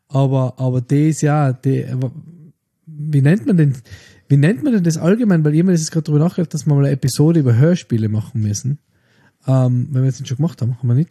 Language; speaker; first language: German; native; German